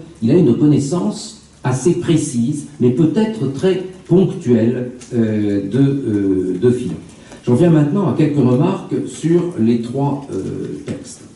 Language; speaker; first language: French; native; French